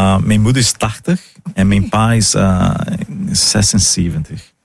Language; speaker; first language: Dutch; non-native, fluent; Portuguese